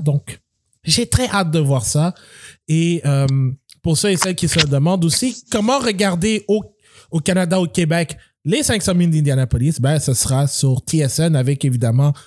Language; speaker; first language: French; native; French